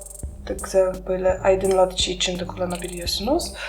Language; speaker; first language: Turkish; non-native, learner; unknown